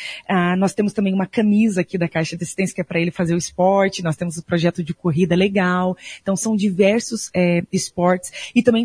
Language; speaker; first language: Portuguese; native; Portuguese